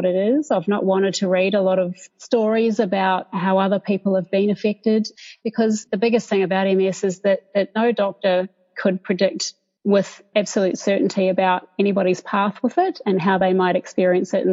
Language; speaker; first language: English; native; English